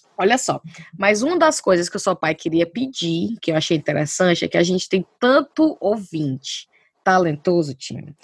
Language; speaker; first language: Portuguese; native; Portuguese